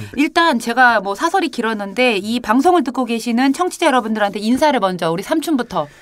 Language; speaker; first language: Korean; native; Korean